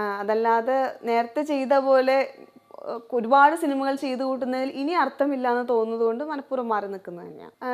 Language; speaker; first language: Malayalam; native; Malayalam